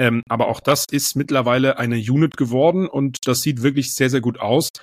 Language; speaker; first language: German; native; German